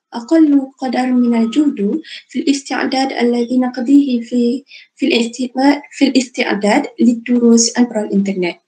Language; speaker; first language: Arabic; non-native, fluent; Malay